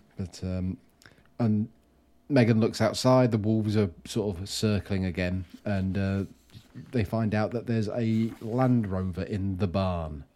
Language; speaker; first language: English; native; English